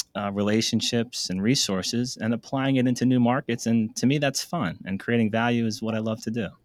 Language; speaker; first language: English; native; English